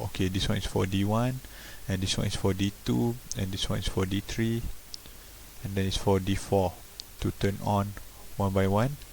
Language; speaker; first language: English; non-native, local second language; Malay